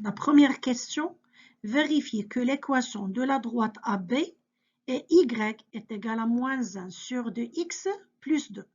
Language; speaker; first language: French; non-native, local second language; Arabic